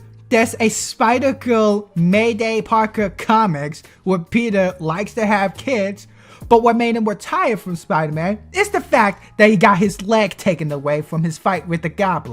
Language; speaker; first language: English; native; English